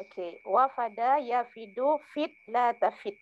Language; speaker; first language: Arabic; non-native, learner; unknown